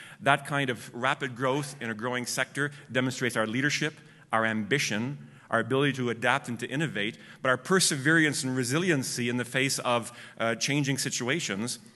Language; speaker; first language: English; native; English